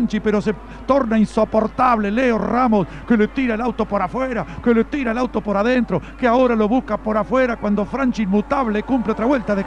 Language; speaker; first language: Spanish; native; Spanish